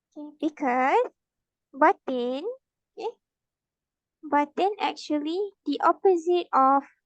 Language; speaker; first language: English; non-native, local second language; Malay